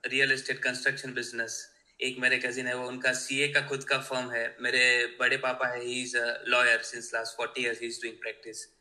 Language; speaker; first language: Hindi; non-native, local second language; Gujarati